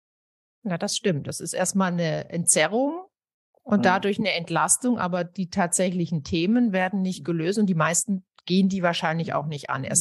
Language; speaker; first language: German; native; German